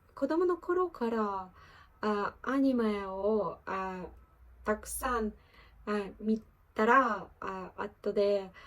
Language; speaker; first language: Japanese; non-native, fluent; Ukrainian